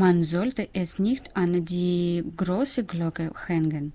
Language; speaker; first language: German; non-native, learner; Russian